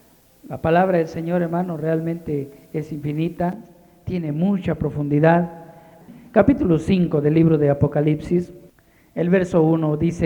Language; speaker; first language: Spanish; native; Spanish